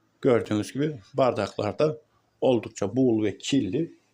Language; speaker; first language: Turkish; native; Turkish